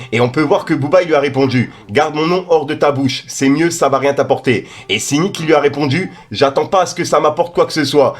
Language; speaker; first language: French; native; French